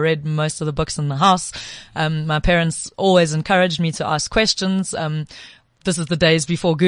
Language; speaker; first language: English; native; English